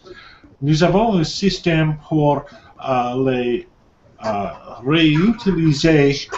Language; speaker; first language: French; non-native, learner; English